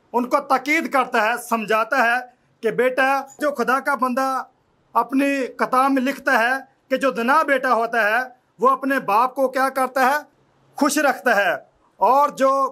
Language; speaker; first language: Urdu; non-native, local second language; Punjabi